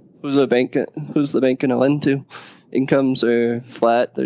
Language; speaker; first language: English; native; English